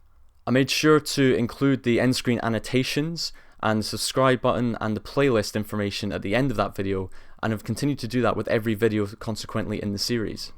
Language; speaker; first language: English; native; English